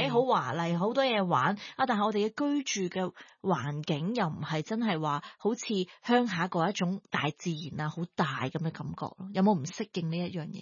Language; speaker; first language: Cantonese; native; Cantonese